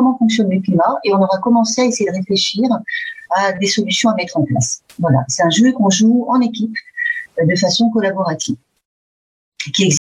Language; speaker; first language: French; native; French